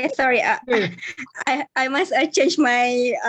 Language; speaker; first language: English; non-native, learner; Indonesian